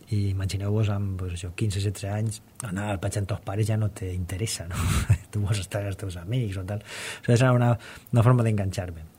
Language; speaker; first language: Catalan; non-native, local second language; Spanish